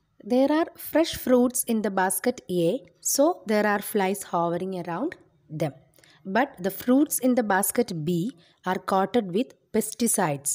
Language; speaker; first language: English; non-native, local second language; Malayalam